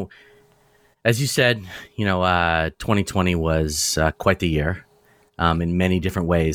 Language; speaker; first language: English; native; English